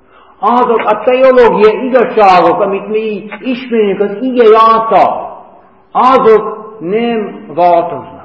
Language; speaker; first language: Hungarian; non-native, fluent; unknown